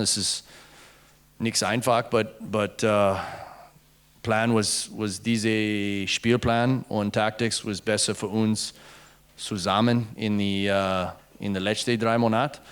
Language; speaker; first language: German; non-native, learner; English